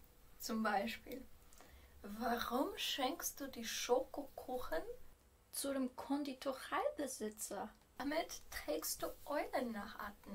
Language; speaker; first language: German; non-native, fluent; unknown